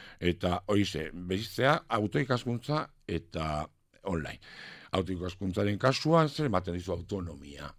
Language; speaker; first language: Basque; non-native, local second language; French